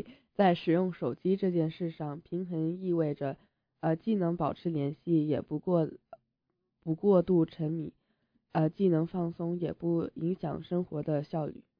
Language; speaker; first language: Chinese; early bilingual, heritage; Chinese